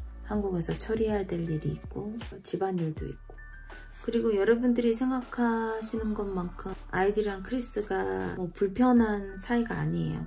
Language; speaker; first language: Korean; native; Korean